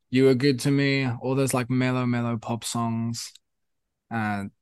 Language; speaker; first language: English; non-native, local second language; Afrikaans